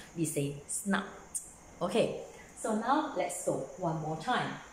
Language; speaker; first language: English; non-native, local second language; Chinese